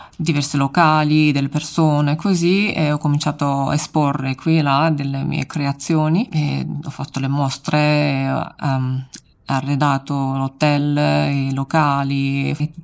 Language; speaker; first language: Italian; non-native, fluent; Japanese